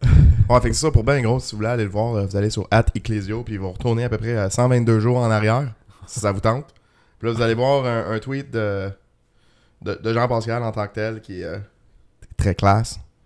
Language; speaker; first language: French; native; French